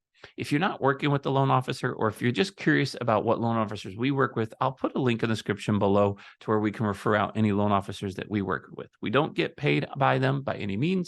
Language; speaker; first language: English; native; English